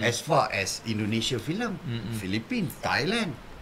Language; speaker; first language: English; non-native, local second language; Malay